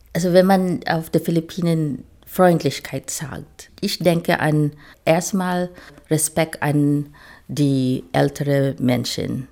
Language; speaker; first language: German; non-native, fluent; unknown